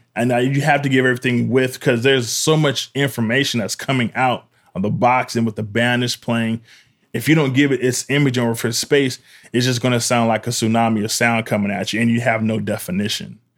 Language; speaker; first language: English; native; English